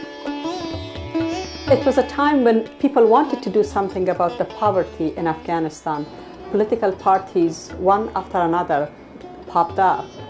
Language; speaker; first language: English; non-native, fluent; Persian